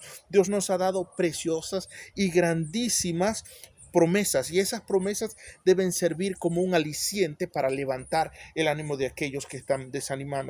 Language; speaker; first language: Spanish; native; Spanish